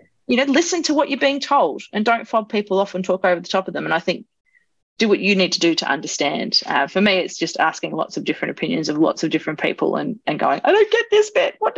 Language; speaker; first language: English; native; English